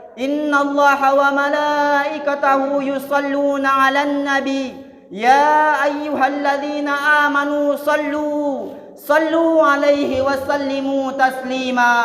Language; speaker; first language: Malay; non-native, local second language; Minangkabau